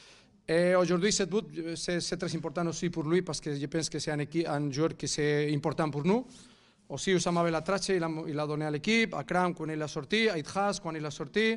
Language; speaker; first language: French; non-native, fluent; Catalan